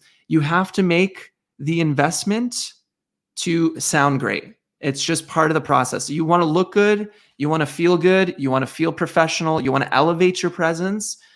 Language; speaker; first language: English; native; English